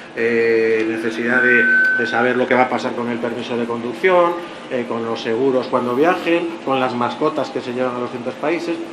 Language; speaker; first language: Spanish; native; Spanish